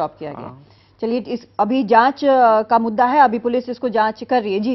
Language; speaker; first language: Hindi; native; Hindi